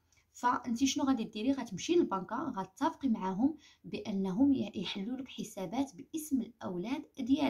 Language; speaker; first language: Arabic; native; Arabic